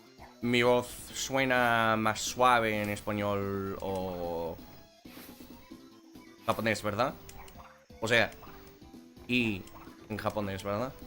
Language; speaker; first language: Spanish; non-native, fluent; English